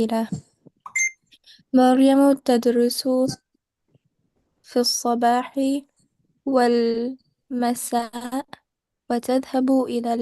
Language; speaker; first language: Arabic; non-native, learner; English